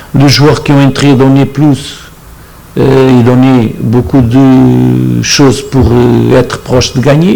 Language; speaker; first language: French; non-native, fluent; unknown